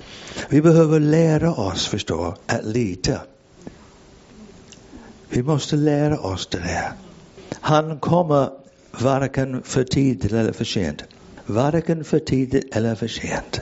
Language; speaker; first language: Swedish; non-native, fluent; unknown